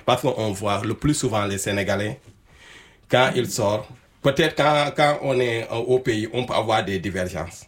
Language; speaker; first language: French; non-native, local second language; Wolof